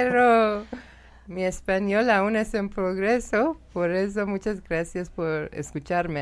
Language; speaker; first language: Spanish; non-native, learner; Persian